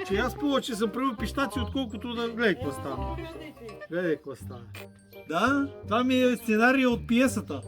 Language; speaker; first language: Bulgarian; native; Bulgarian